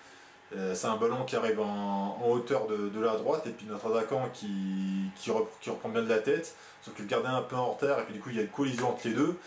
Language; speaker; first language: French; native; French